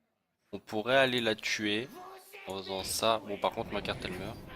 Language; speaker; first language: French; native; French